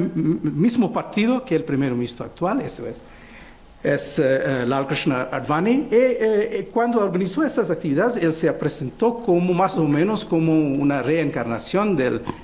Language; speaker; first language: Spanish; non-native, fluent; Portuguese